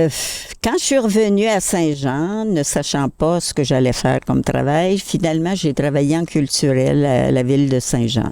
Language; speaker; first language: French; native; French